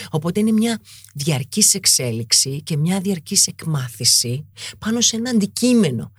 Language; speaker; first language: Greek; native; Greek